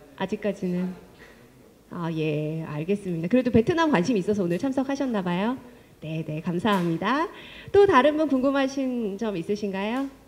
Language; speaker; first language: Korean; native; Korean